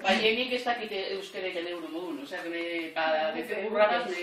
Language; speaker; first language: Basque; non-native, local second language; Spanish